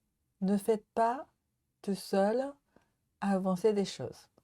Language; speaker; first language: French; non-native, learner; Japanese